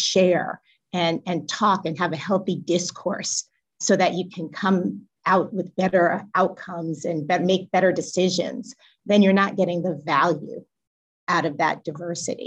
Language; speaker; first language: English; native; English